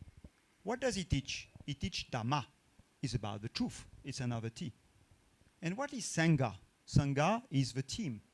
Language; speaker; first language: English; non-native, fluent; French